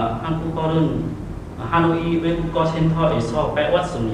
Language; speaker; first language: Korean; non-native, learner; Vietnamese